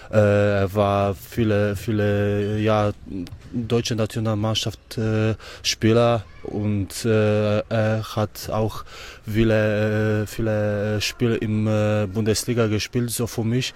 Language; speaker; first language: German; non-native, learner; Polish